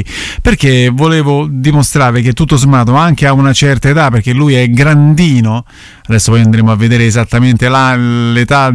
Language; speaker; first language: Italian; native; Italian